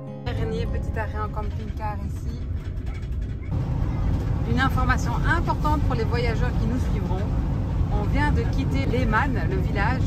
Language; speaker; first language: French; native; French